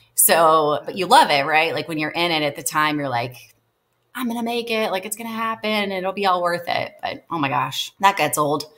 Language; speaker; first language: English; native; English